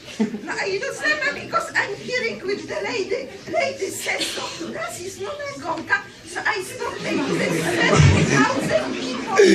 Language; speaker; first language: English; non-native, learner; Polish